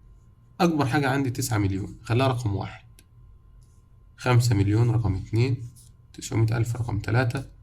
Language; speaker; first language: Arabic; native; Arabic